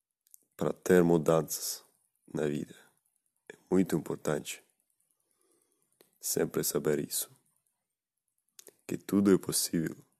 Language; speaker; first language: Portuguese; non-native, learner; Spanish